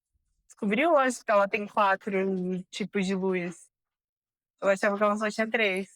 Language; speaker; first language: Portuguese; native; Portuguese